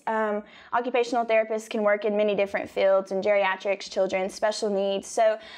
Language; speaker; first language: English; native; English